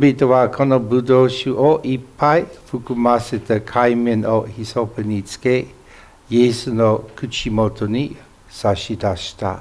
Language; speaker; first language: Japanese; non-native, fluent; English